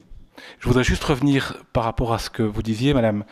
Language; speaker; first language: French; native; French